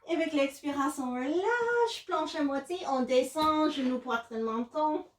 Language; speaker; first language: French; non-native, learner; English